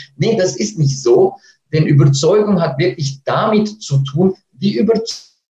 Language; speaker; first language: German; native; German